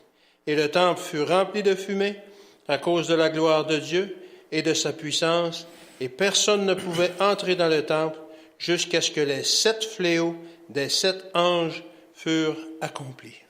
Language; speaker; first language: French; native; French